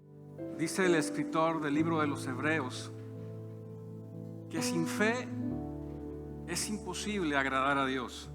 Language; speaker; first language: Spanish; native; Spanish